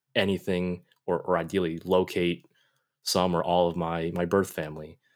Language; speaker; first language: English; native; English